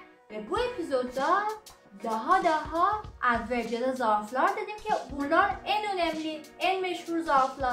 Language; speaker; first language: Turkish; non-native, learner; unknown